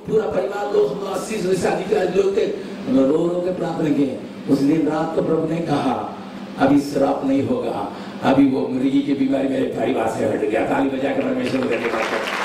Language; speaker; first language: Hindi; non-native, local second language; Tamil